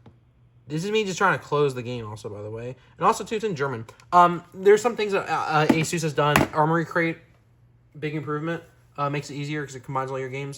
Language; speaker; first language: English; native; English